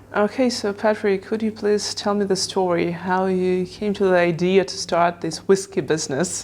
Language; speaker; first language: English; non-native, fluent; Russian